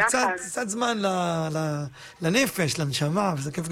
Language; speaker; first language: Hebrew; native; Hebrew